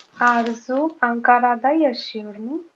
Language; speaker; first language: Turkish; non-native, learner; Urdu